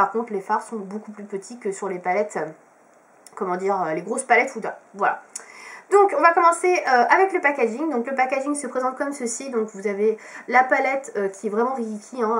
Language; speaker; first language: French; native; French